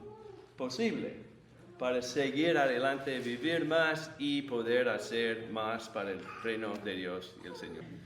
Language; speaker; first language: Spanish; non-native, fluent; English